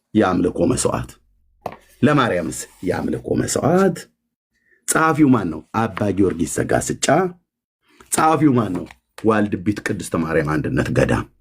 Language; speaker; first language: Amharic; native; Amharic